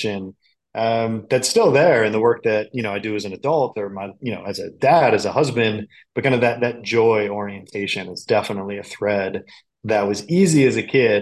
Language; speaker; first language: English; native; English